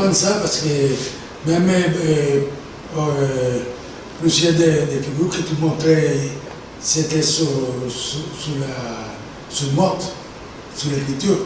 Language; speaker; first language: French; non-native, fluent; Spanish